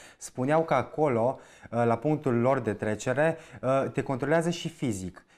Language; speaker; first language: Romanian; native; Romanian